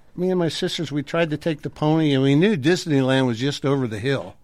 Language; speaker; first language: English; native; English